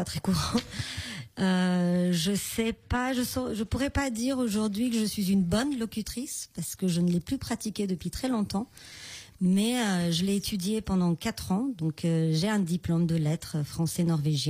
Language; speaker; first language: French; non-native, fluent; Romanian